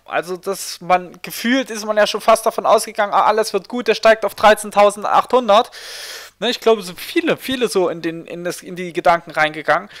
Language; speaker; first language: German; native; German